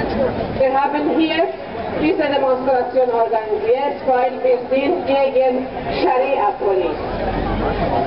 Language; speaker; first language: German; non-native, fluent; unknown